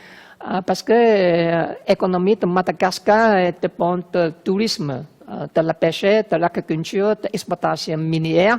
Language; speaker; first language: French; non-native, fluent; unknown